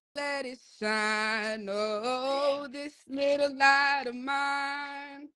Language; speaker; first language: English; native; English